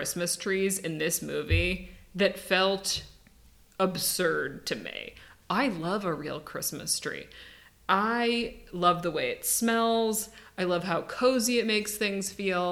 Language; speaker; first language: English; native; English